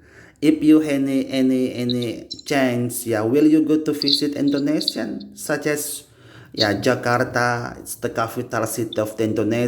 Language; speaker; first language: English; non-native, learner; Indonesian